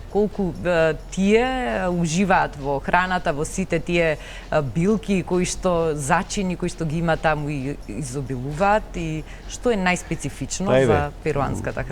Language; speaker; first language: Macedonian; native; Macedonian